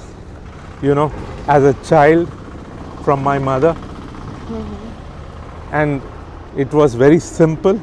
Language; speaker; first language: English; non-native, local second language; Tamil